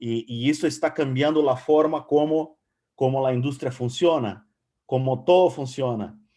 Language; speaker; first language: Spanish; non-native, fluent; Portuguese